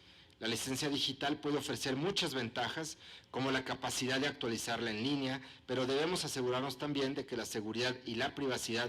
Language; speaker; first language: Spanish; native; Spanish